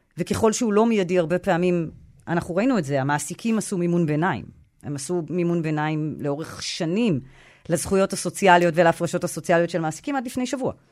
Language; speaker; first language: Hebrew; native; Hebrew